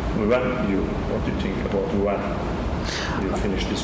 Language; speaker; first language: English; non-native, learner; Turkish